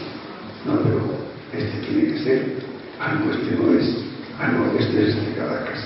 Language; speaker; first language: Spanish; native; Spanish